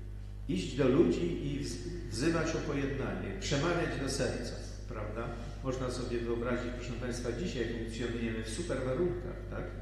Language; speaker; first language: Polish; native; Polish